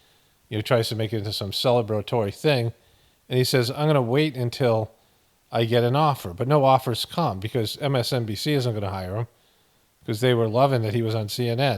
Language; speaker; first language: English; native; English